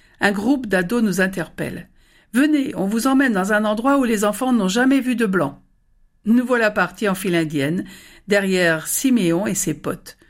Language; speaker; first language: French; native; French